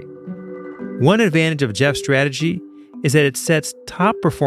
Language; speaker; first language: English; native; English